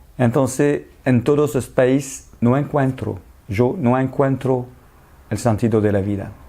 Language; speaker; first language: Spanish; non-native, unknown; French